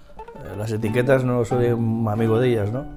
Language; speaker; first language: Spanish; native; Spanish